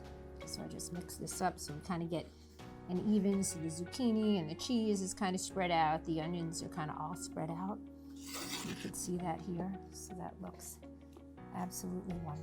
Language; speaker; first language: English; native; English